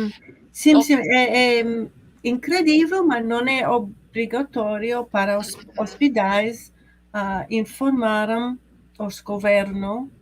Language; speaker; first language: Portuguese; non-native, learner; English